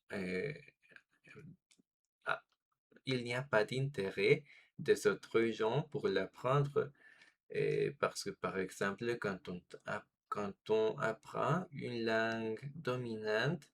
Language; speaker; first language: French; non-native, fluent; Spanish